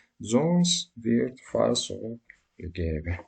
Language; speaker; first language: German; non-native, learner; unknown